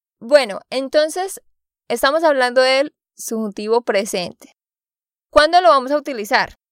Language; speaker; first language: Spanish; native; Spanish